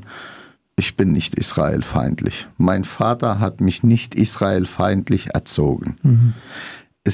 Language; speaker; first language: German; non-native, fluent; Arabic